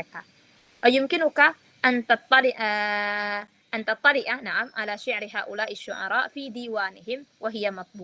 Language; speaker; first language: Arabic; non-native, fluent; Indonesian